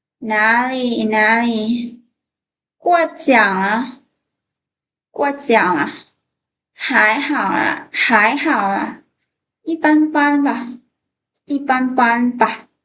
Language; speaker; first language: Chinese; non-native, fluent; Lao